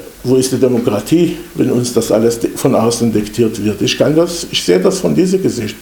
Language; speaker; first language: German; non-native, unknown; English